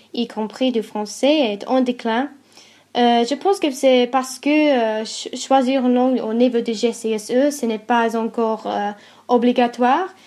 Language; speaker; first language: French; non-native, fluent; English